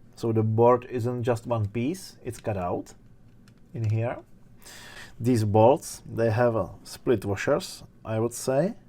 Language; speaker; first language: English; non-native, fluent; Czech